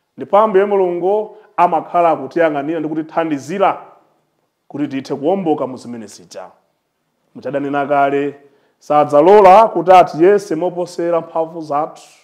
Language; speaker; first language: Nyanja; native; Nyanja